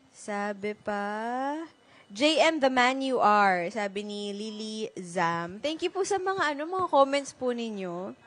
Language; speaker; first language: Filipino; native; Filipino